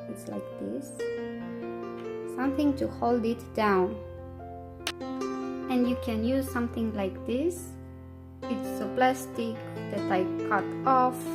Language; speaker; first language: English; non-native, fluent; Romanian